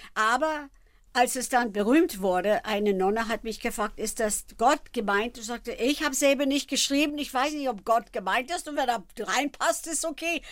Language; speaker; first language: German; non-native, fluent; English